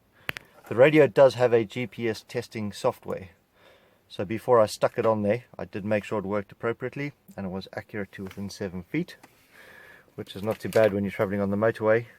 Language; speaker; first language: English; native; English